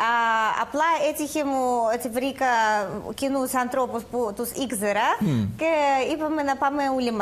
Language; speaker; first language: Greek; non-native, learner; Russian